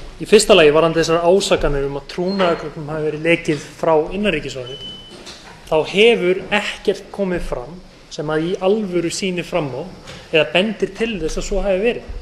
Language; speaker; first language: Icelandic; native; Icelandic